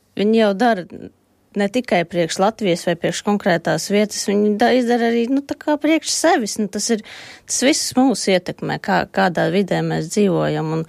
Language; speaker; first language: Latvian; native; Latvian